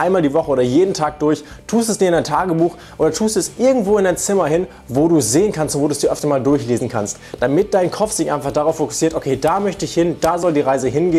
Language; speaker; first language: German; native; German